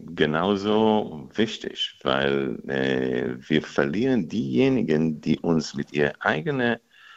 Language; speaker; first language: German; non-native, fluent; Hebrew